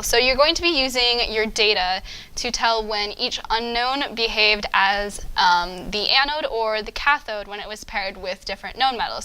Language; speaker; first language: English; native; English